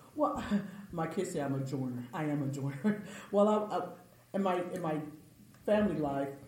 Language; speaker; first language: English; native; English